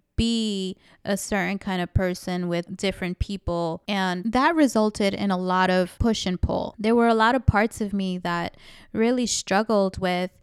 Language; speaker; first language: English; early bilingual, other home language; Spanish